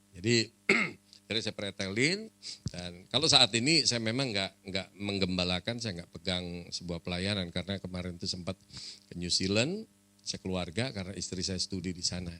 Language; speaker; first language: Indonesian; native; Indonesian